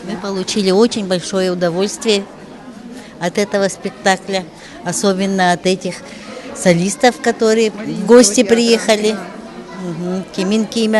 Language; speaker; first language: Russian; native; Russian